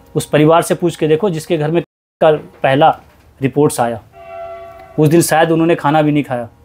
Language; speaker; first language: Hindi; native; Hindi